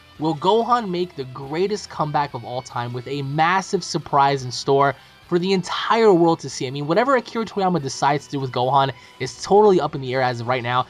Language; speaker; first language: English; native; English